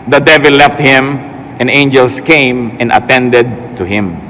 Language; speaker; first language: English; non-native, local second language; Filipino